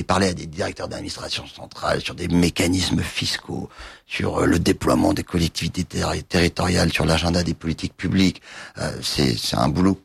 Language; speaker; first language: French; native; French